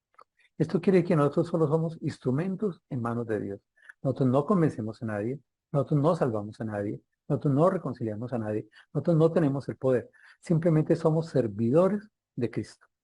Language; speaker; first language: Spanish; native; Spanish